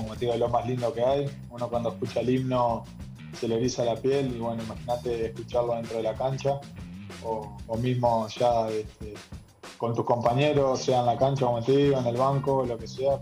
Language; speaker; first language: Spanish; native; Spanish